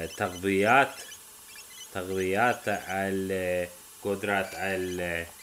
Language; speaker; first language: Arabic; non-native, learner; English